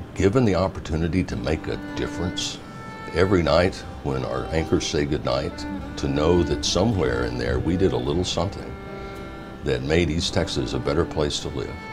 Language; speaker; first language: English; native; English